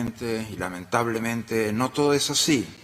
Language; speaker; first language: Spanish; native; Spanish